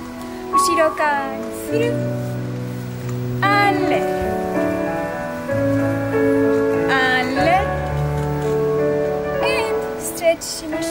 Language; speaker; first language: Japanese; non-native, learner; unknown